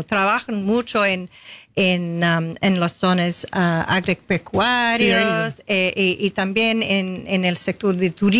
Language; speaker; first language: Spanish; non-native, fluent; English